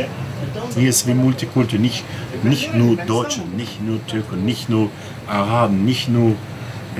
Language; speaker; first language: German; non-native, learner; Turkish